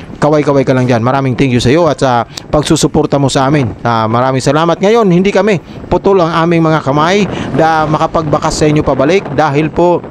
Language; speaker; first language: Filipino; non-native, local second language; Bikol